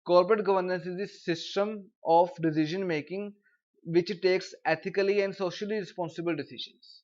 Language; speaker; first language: English; non-native, local second language; Punjabi